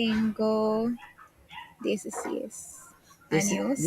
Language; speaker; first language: Spanish; non-native, learner; English